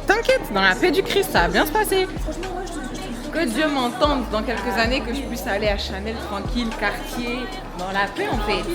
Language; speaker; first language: French; native; French